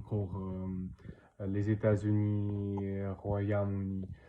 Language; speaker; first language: French; non-native, learner; Russian